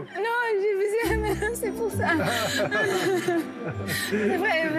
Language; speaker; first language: French; non-native, learner; Portuguese